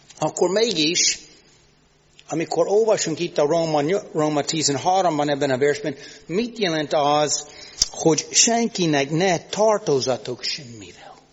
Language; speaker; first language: Hungarian; non-native, fluent; English